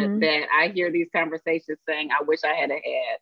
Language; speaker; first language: English; native; English